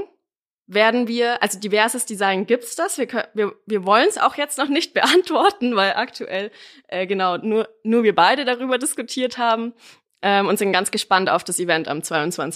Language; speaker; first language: German; native; German